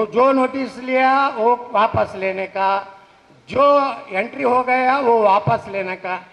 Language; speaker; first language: Hindi; non-native, local second language; Kannada